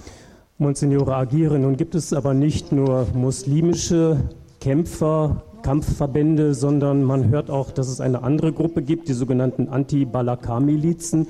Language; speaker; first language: German; native; German